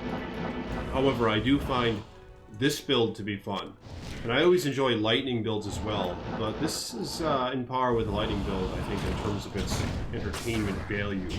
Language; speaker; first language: English; native; English